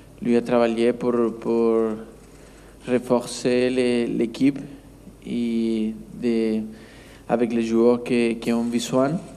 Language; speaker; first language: French; non-native, learner; Spanish